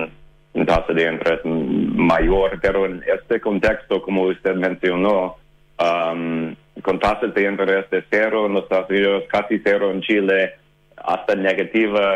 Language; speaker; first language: Spanish; non-native, fluent; English